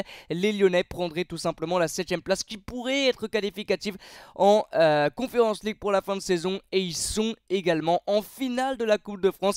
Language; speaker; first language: French; native; French